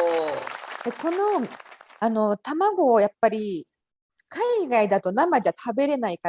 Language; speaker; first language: Japanese; native; Japanese